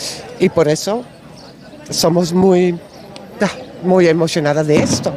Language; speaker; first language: Spanish; non-native, learner; Dutch